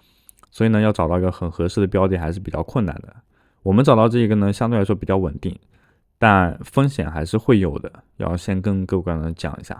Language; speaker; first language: Chinese; native; Chinese